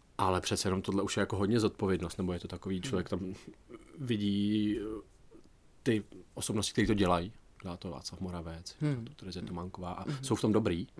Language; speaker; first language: Czech; native; Czech